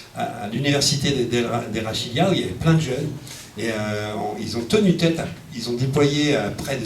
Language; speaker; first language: French; native; French